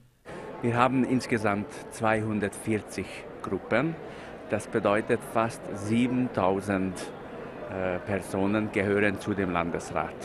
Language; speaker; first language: German; non-native, local second language; Hungarian